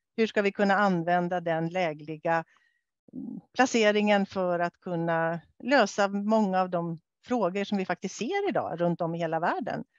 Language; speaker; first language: Swedish; native; Swedish